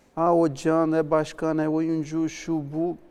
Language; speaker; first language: Turkish; non-native, learner; Portuguese